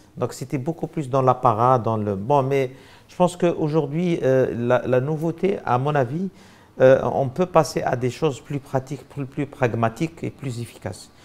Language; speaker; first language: French; non-native, local second language; Arabic